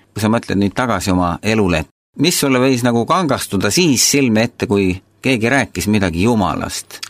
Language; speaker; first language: Estonian; native; Estonian